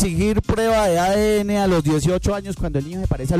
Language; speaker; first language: Spanish; native; Spanish